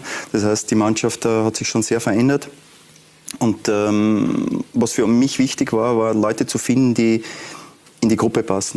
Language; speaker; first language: German; native; German